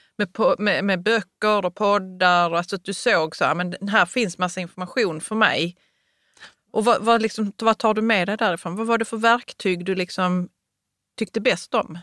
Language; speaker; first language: Swedish; native; Swedish